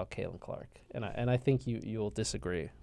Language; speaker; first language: English; native; English